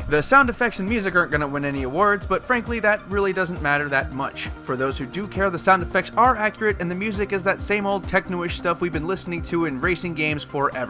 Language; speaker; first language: English; native; English